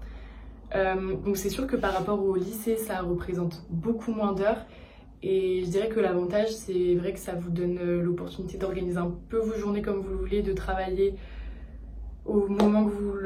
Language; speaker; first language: French; native; French